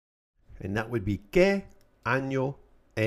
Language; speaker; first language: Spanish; non-native, fluent; English